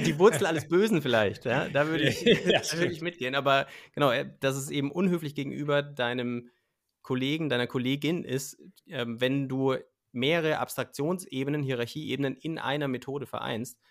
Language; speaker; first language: German; native; German